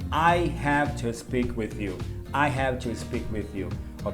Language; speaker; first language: English; non-native, learner; Portuguese